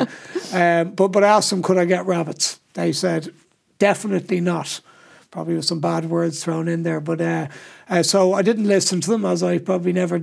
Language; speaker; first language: English; native; English